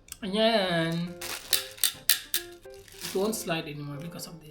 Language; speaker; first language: English; non-native, local second language; Filipino